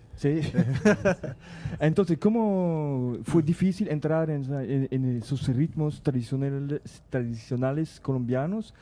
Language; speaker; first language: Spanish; non-native, learner; French